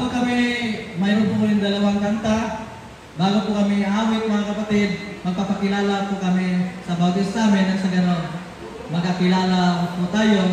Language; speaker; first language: Filipino; non-native, local second language; Cebuano